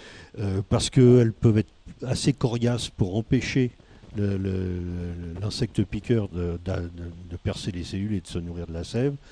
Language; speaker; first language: French; native; French